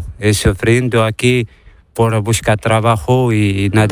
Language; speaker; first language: Spanish; non-native, learner; Arabic